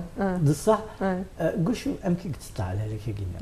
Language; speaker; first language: French; non-native, local second language; Arabic